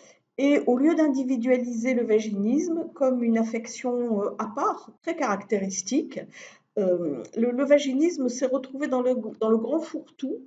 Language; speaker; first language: French; native; French